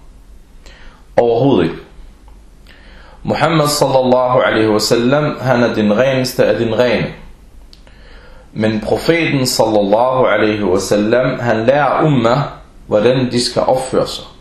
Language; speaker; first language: Danish; early bilingual, other home language; Arabic